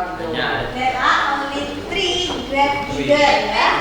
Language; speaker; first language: English; non-native, learner; Indonesian